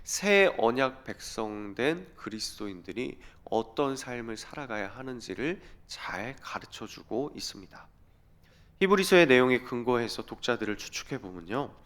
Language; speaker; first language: Korean; native; Korean